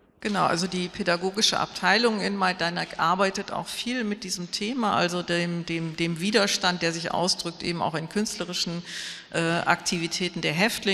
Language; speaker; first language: German; native; German